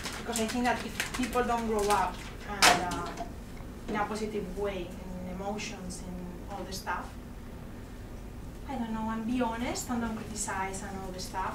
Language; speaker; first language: English; non-native, fluent; Spanish